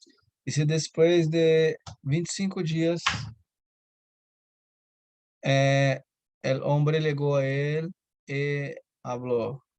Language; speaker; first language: Spanish; non-native, learner; Portuguese